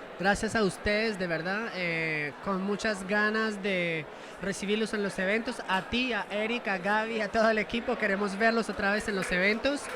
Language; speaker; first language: Spanish; non-native, fluent; French